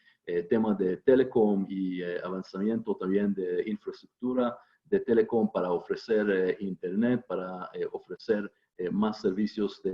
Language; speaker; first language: Spanish; non-native, fluent; Hebrew